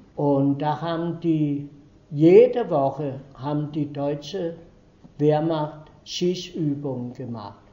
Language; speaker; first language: German; early bilingual, heritage; German